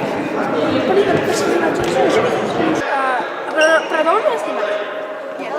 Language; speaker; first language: Russian; native; Russian